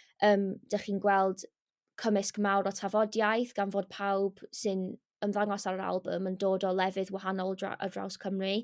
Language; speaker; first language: Welsh; non-native, local second language; English